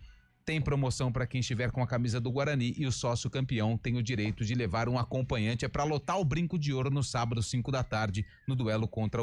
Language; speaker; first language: Portuguese; native; Portuguese